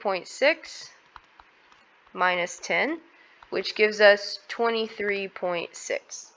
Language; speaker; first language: English; native; English